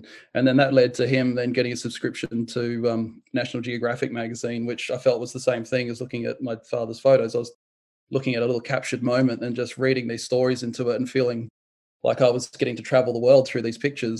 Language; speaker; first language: English; native; English